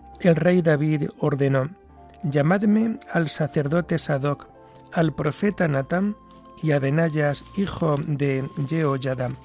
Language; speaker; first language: Spanish; native; Spanish